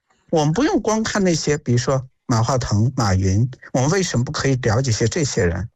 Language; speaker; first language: Chinese; native; Chinese